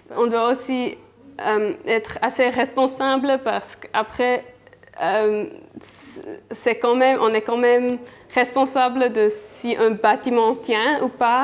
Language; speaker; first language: French; non-native, local second language; German